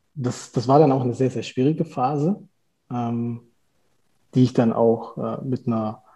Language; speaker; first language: German; native; German